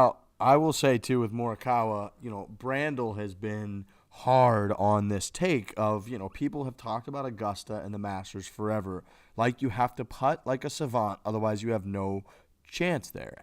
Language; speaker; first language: English; native; English